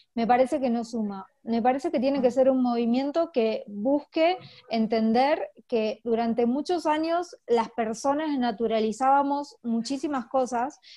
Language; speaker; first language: Spanish; native; Spanish